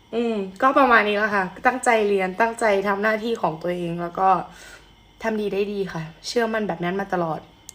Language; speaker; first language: Thai; early bilingual, other home language; Russian